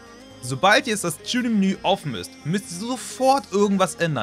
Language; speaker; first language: German; native; German